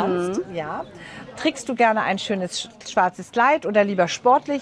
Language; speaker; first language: German; native; German